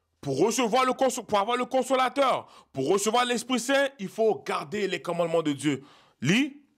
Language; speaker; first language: French; native; French